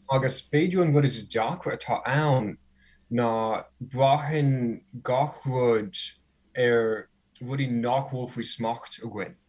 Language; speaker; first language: Irish; non-native, fluent; English